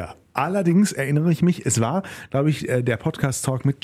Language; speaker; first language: German; native; German